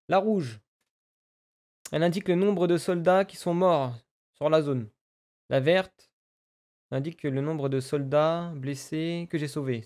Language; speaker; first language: French; native; French